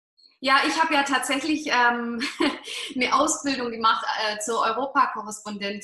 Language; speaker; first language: German; native; German